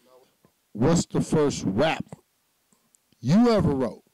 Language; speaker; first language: English; native; English